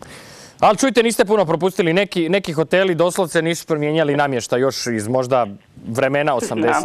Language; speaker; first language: Croatian; native; Croatian